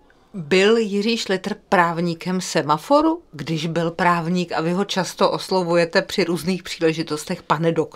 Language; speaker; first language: Czech; native; Czech